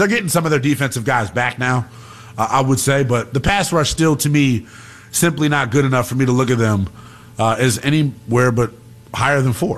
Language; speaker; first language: English; native; English